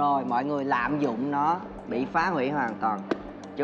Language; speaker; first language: Vietnamese; native; Vietnamese